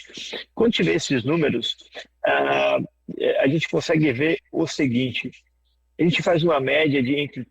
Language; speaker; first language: Portuguese; native; Portuguese